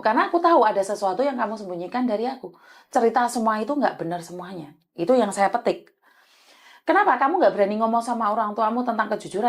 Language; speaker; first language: Malay; native; Malay